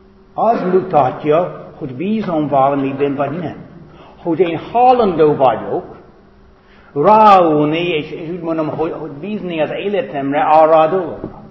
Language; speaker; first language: Hungarian; non-native, fluent; English